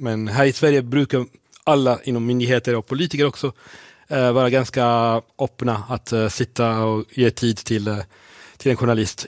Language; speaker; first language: Swedish; non-native, fluent; Italian